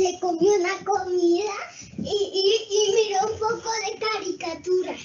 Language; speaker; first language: Spanish; native; Spanish